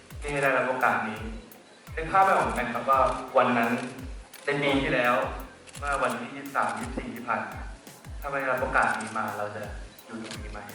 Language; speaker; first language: Thai; native; Thai